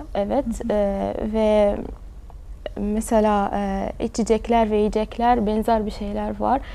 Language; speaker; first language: Turkish; early bilingual, other home language; Arabic